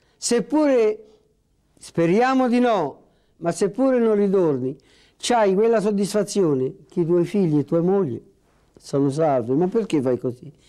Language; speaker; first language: Italian; native; Italian